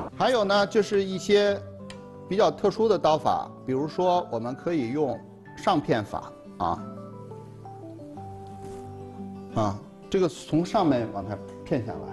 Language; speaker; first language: Chinese; native; Chinese